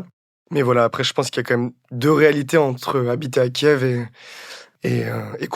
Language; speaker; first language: French; native; French